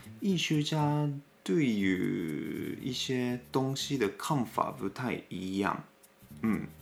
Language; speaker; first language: Chinese; non-native, fluent; Japanese